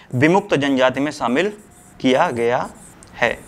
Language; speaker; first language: Hindi; native; Hindi